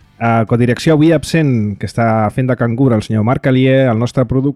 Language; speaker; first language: Catalan; native; Catalan